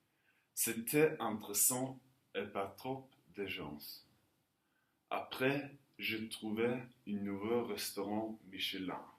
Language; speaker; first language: French; non-native, learner; Norwegian